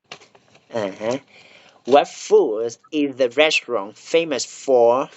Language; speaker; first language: English; non-native, learner; Vietnamese